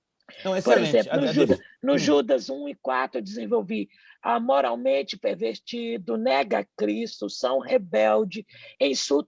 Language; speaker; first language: Portuguese; native; Portuguese